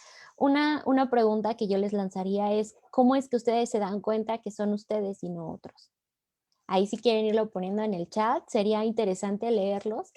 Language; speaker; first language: Spanish; native; Spanish